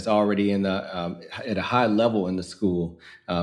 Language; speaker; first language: English; native; English